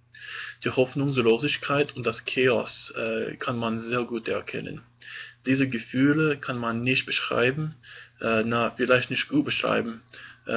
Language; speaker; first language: German; non-native, learner; English